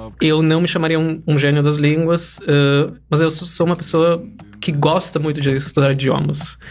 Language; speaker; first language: Portuguese; non-native, fluent; Russian